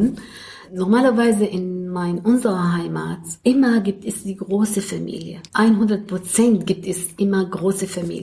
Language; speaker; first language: German; non-native, learner; Arabic